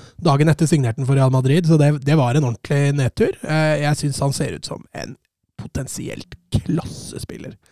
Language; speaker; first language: Norwegian; native; Norwegian